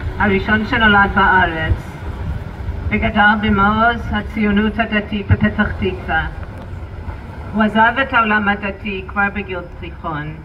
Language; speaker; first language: Hebrew; non-native, fluent; English